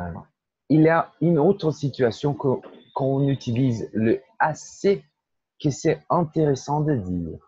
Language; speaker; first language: French; non-native, fluent; Portuguese